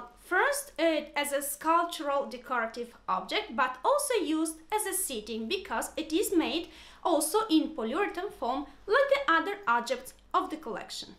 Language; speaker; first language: English; non-native, fluent; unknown